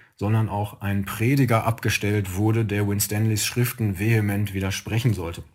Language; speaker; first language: German; native; German